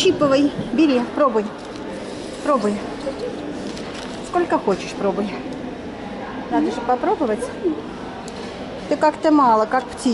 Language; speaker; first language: Russian; native; Russian